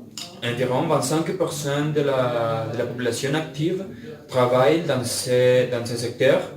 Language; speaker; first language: French; non-native, learner; Spanish